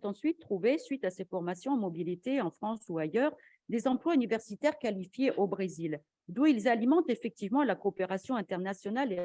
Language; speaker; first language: French; native; French